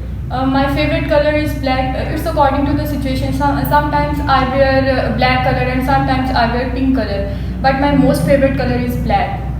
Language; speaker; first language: English; non-native, local second language; Urdu